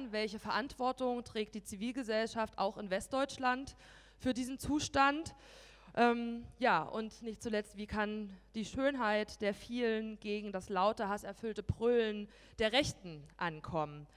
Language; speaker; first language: German; native; German